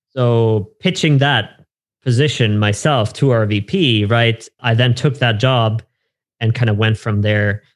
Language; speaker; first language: English; non-native, fluent; German